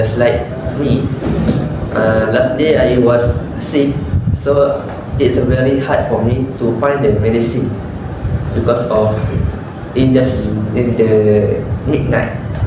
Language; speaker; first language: English; non-native, learner; Malay